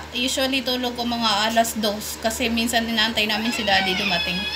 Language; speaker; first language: Filipino; non-native, local second language; Bikol